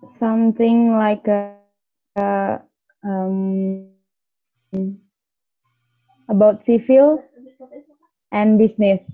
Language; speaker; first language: English; non-native, learner; Indonesian